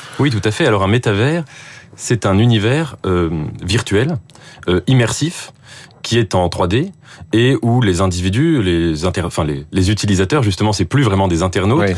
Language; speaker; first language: French; native; French